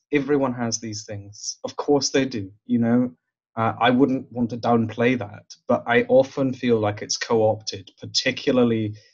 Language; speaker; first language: English; native; English